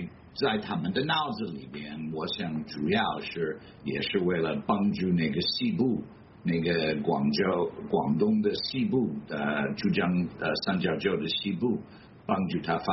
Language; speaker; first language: Chinese; non-native, fluent; English